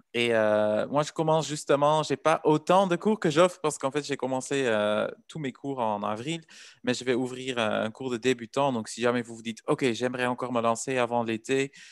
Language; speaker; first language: French; non-native, fluent; Dutch